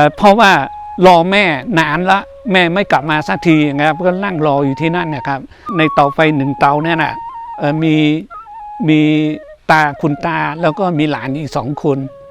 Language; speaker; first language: Thai; non-native, local second language; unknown